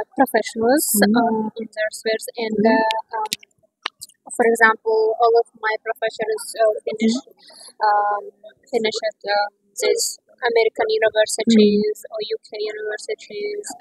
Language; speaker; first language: English; non-native, learner; Kazakh